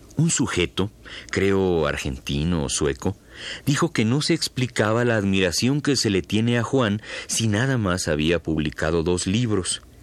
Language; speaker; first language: Spanish; native; Spanish